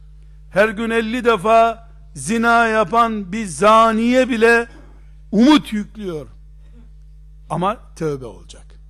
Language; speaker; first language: Turkish; native; Turkish